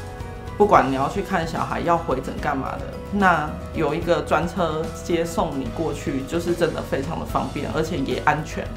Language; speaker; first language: Chinese; native; Chinese